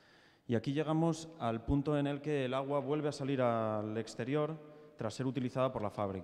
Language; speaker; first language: Spanish; native; Spanish